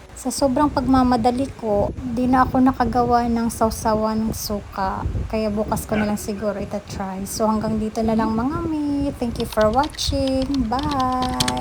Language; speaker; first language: Filipino; native; Filipino